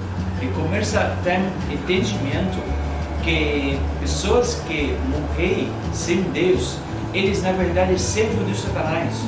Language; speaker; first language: Portuguese; non-native, learner; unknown